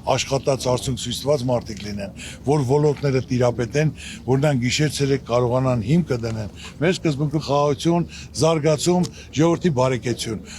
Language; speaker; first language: Armenian; native; Armenian